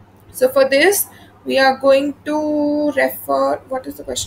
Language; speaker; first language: English; non-native, local second language; Hindi